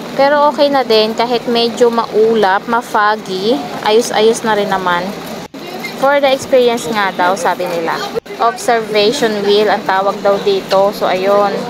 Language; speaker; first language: Filipino; native; Filipino